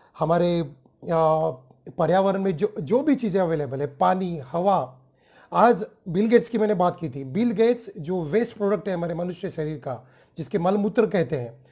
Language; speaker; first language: Hindi; non-native, local second language; Marathi